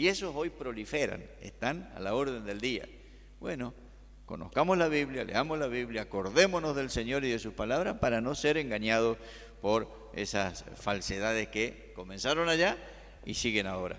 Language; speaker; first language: Spanish; native; Spanish